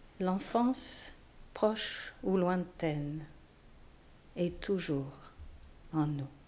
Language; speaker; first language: French; non-native, fluent; English